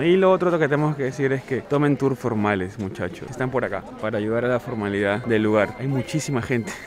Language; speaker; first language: Spanish; native; Spanish